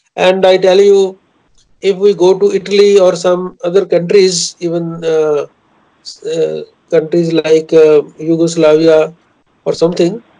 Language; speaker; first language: English; non-native, local second language; Punjabi